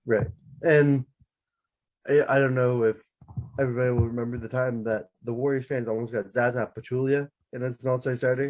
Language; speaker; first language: English; native; English